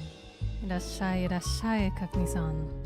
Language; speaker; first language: Japanese; non-native, learner; English